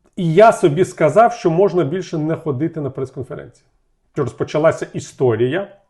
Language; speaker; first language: Ukrainian; native; Ukrainian